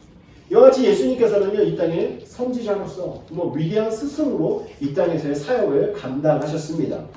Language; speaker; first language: Korean; native; Korean